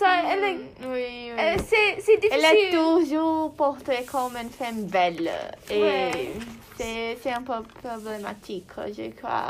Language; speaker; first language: French; non-native, learner; Portuguese